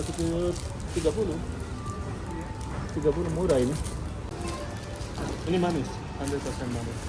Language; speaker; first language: Indonesian; non-native, learner; Urdu